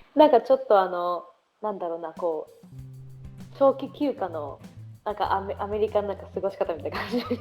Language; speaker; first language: Japanese; native; Japanese